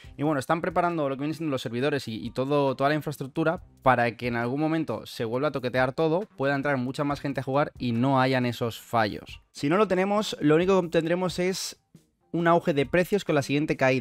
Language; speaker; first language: Spanish; native; Spanish